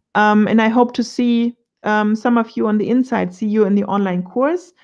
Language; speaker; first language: English; non-native, fluent; German